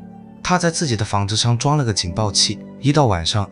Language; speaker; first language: Chinese; native; Chinese